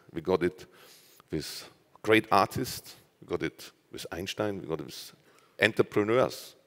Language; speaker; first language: English; non-native, fluent; German